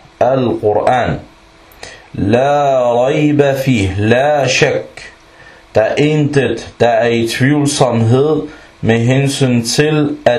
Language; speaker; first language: Danish; early bilingual, other home language; Arabic